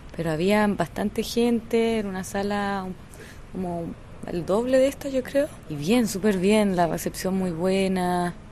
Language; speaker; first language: Spanish; native; Spanish